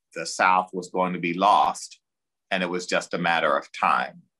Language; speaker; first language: English; native; English